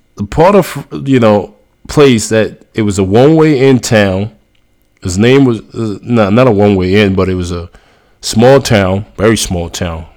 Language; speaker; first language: English; early bilingual, other home language; Spanish